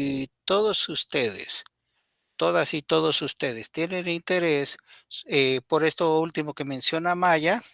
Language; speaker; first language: Spanish; native; Spanish